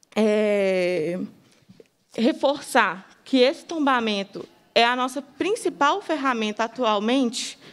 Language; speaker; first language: Portuguese; native; Portuguese